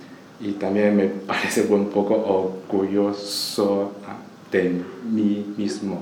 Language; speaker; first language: Spanish; non-native, learner; Chinese